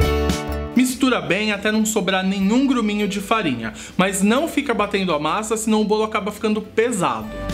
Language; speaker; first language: Portuguese; native; Portuguese